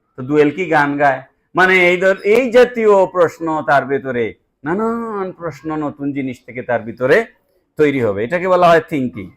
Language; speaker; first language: Bangla; native; Bangla